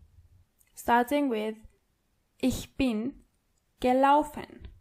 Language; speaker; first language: German; non-native, fluent; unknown